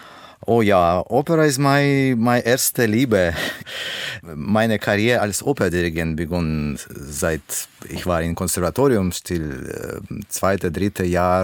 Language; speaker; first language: German; non-native, learner; Russian